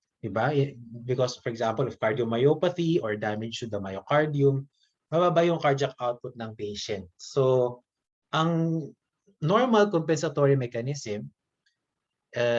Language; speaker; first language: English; non-native, local second language; Filipino